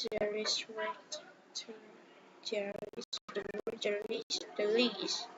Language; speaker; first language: English; non-native, learner; Vietnamese